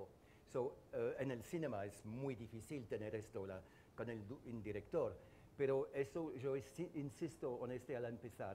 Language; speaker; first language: Spanish; non-native, learner; French